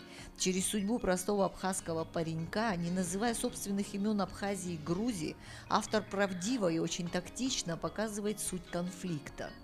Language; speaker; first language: Russian; native; Russian